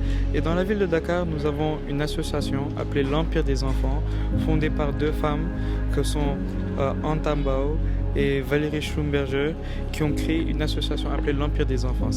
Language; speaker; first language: French; non-native, local second language; Wolof